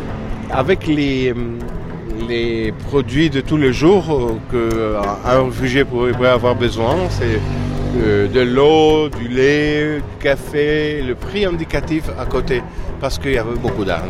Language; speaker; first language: French; non-native, fluent; Greek